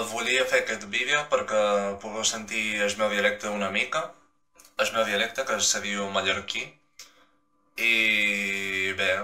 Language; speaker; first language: Catalan; non-native, local second language; Spanish